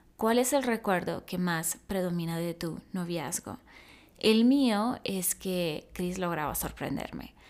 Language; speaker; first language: Spanish; early bilingual, other home language; Russian